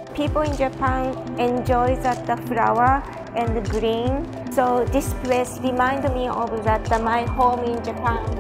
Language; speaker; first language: English; non-native, fluent; Japanese